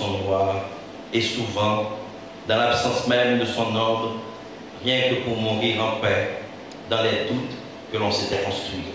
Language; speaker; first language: French; non-native, local second language; Haitian Creole